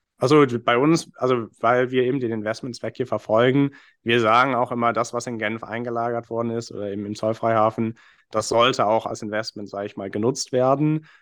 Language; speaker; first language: German; non-native, fluent; English